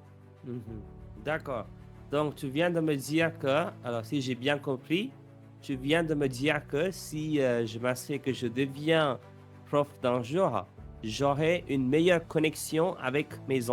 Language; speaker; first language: French; non-native, fluent; English